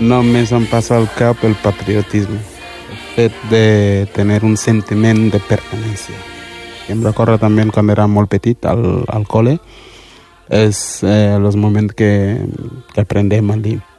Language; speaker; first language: Catalan; early bilingual, other home language; Wolof